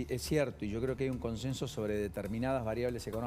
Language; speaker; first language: Spanish; native; Spanish